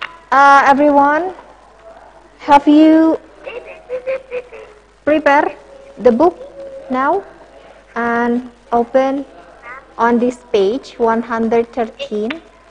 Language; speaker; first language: English; non-native, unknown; Indonesian